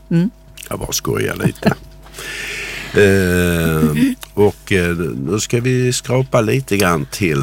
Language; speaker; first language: Swedish; native; Swedish